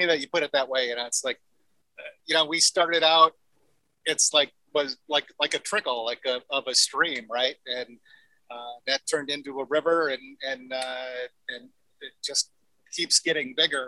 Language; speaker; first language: English; native; English